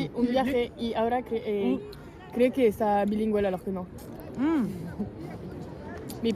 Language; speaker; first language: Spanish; non-native, learner; French